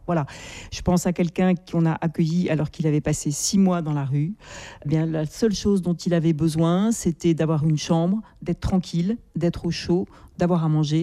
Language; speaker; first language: French; native; French